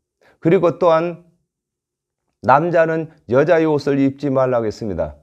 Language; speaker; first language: Korean; native; Korean